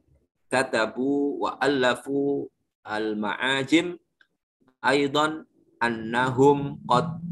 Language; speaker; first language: Arabic; non-native, fluent; Indonesian